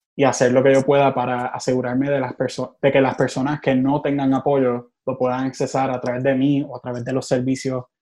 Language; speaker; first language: Spanish; early bilingual, other home language; English